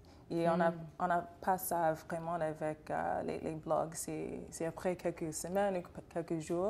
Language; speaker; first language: French; non-native, fluent; English